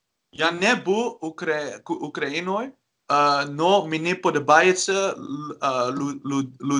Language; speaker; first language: Ukrainian; non-native, learner; Dutch